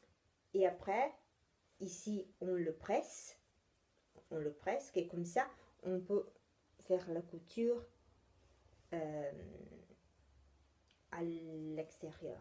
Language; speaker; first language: French; non-native, fluent; Italian